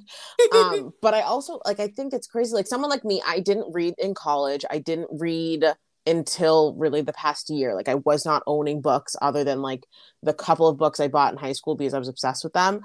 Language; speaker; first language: English; native; English